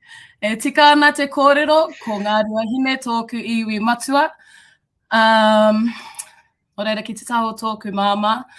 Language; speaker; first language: Māori; non-native, local second language; English